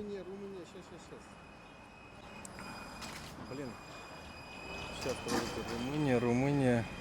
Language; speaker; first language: Russian; non-native, local second language; Kyrgyz